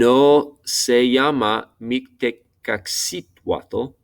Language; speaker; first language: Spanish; non-native, fluent; English